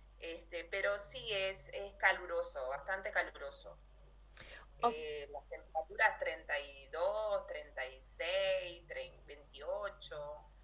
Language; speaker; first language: Spanish; native; Spanish